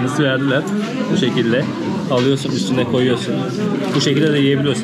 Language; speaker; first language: Turkish; native; Turkish